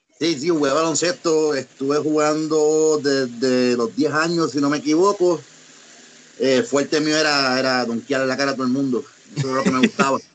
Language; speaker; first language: Spanish; native; Spanish